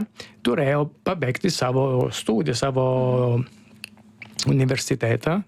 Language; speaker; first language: Lithuanian; non-native, learner; Italian